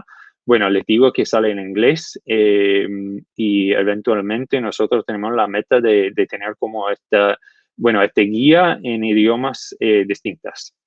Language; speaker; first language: Spanish; non-native, fluent; English